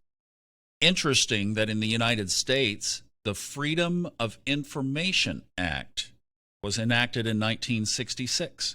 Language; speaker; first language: English; native; English